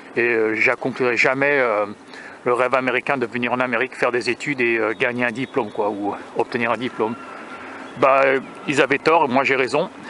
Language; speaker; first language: French; native; French